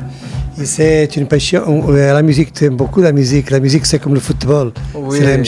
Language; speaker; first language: French; non-native, learner; Portuguese